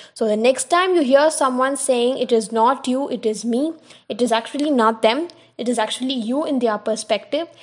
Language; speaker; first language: English; non-native, local second language; Tamil